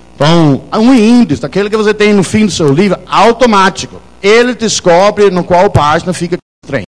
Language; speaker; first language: Portuguese; non-native, fluent; Danish